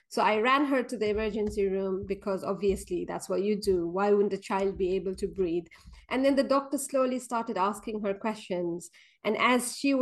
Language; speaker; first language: English; non-native, local second language; Nepali